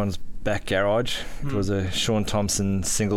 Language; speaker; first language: English; native; English